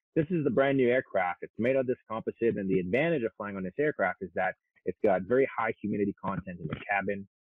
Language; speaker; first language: English; non-native, fluent; French